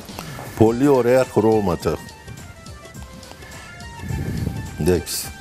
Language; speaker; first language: Greek; non-native, learner; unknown